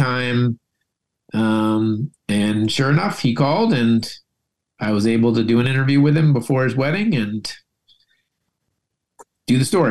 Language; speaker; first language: English; native; English